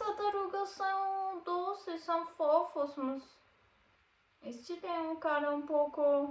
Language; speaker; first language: Portuguese; non-native, learner; German